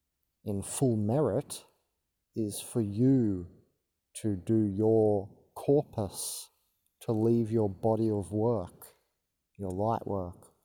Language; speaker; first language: English; native; English